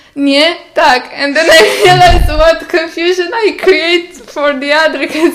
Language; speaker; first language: English; non-native, fluent; Romanian